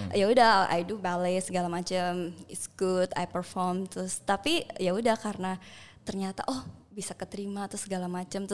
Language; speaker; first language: Indonesian; early bilingual, heritage; Indonesian